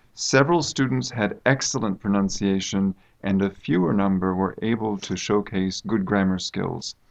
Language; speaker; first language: English; native; English